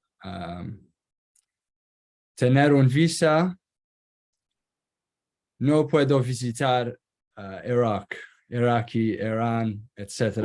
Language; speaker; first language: Spanish; non-native, learner; Kurdish